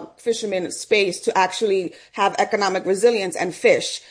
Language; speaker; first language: English; early bilingual, other home language; Spanish